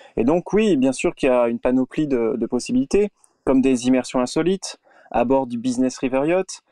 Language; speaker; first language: French; native; French